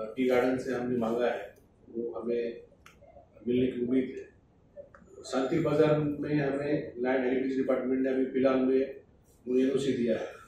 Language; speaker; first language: Hindi; non-native, local second language; Bangla